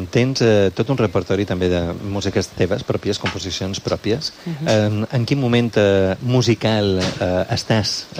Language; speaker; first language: Catalan; native; Catalan